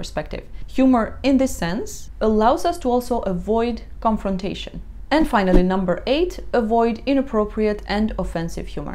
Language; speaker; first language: English; non-native, fluent; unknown